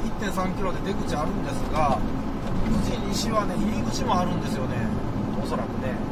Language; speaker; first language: Japanese; native; Japanese